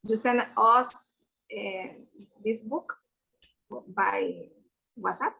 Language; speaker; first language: English; non-native, learner; Spanish